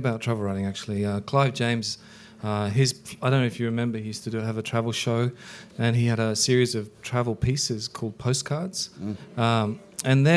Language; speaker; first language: English; early bilingual, other home language; Icelandic